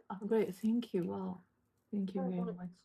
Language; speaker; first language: English; non-native, learner; Japanese